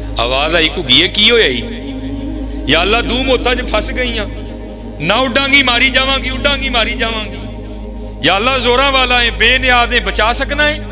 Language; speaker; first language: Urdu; non-native, local second language; Punjabi